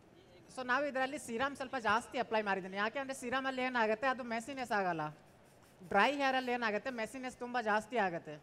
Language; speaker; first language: Kannada; non-native, local second language; Hindi